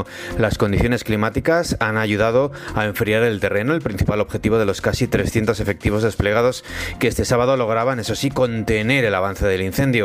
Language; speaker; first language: Spanish; native; Spanish